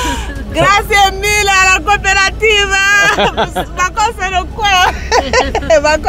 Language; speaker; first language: Italian; non-native, learner; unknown